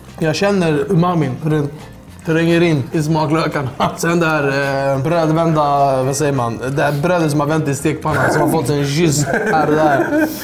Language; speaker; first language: Swedish; early bilingual, other home language; Persian